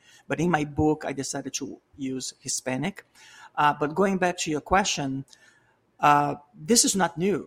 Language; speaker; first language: English; non-native, fluent; Portuguese